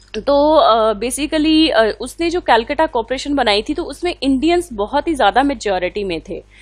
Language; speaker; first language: Hindi; non-native, local second language; Punjabi